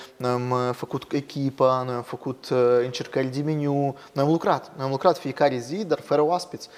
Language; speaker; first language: Romanian; non-native, learner; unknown